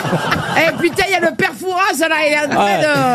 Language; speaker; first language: French; native; French